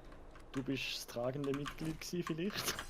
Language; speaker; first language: German; native; German